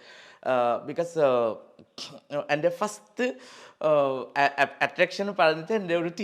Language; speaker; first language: Malayalam; non-native, local second language; Assamese